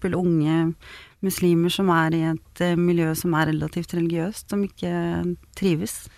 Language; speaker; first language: Norwegian; native; Norwegian